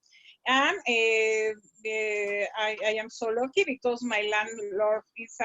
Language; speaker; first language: English; non-native, learner; Spanish